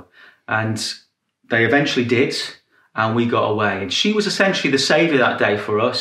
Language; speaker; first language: English; native; English